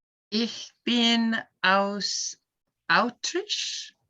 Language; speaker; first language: German; non-native, learner; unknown